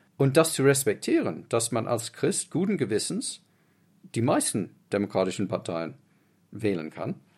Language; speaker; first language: German; non-native, fluent; English